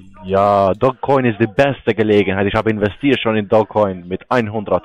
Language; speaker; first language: German; non-native, learner; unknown